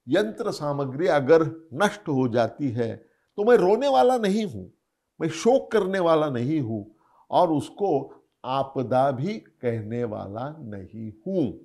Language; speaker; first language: Hindi; non-native, local second language; Marathi